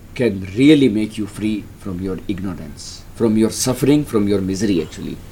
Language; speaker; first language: English; non-native, local second language; Hindi